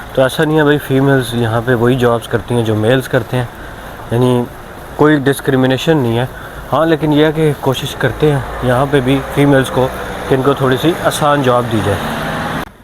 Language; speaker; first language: Urdu; non-native, local second language; Punjabi